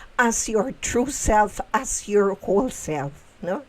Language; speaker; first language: English; non-native, local second language; Filipino